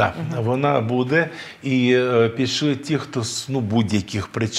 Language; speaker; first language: Ukrainian; native; Ukrainian